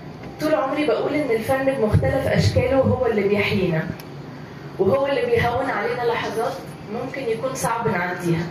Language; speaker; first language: Arabic; native; Arabic